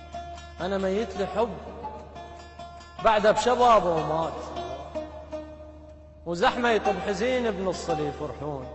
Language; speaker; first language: Arabic; native; Arabic